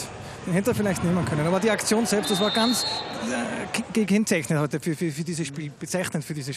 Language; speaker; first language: German; native; German